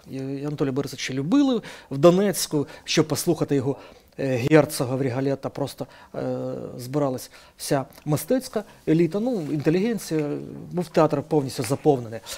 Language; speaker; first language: Ukrainian; native; Ukrainian